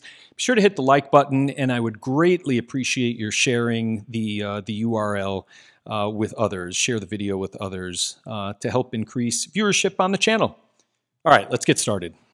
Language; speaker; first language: English; native; English